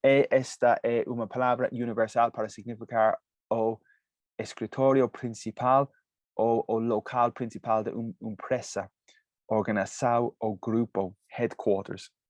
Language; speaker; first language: Portuguese; non-native, fluent; English